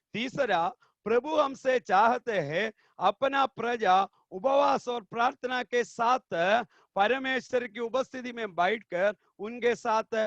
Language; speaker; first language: Hindi; non-native, local second language; Malayalam